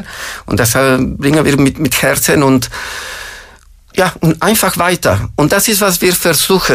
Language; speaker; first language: German; non-native, fluent; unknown